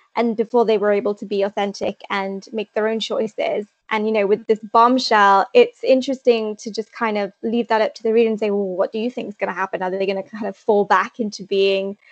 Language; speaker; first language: English; native; English